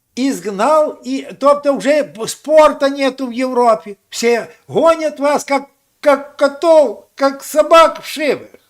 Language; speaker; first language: Russian; non-native, local second language; Ukrainian